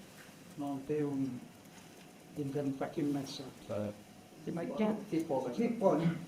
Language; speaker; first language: Portuguese; non-native, local second language; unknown